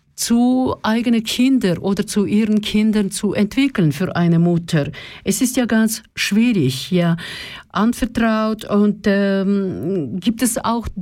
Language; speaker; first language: German; non-native, fluent; Russian